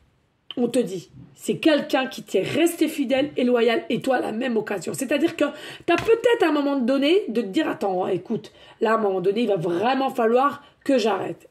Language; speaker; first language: French; native; French